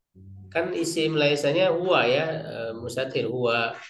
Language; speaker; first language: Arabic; non-native, fluent; Indonesian